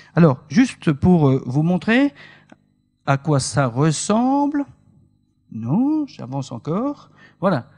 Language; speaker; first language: French; native; French